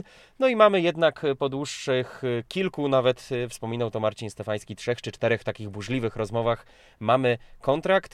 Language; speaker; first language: Polish; native; Polish